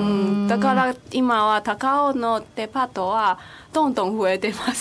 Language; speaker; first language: Japanese; non-native, learner; Chinese